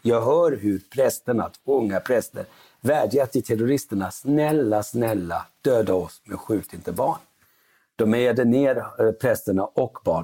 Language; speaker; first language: Swedish; early bilingual, other home language; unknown